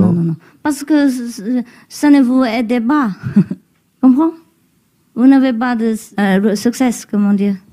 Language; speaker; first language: French; non-native, learner; Vietnamese